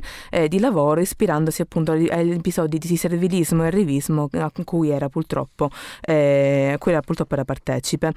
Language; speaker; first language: Italian; native; Italian